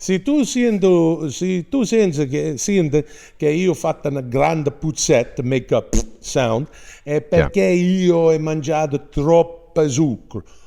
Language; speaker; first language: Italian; non-native, learner; English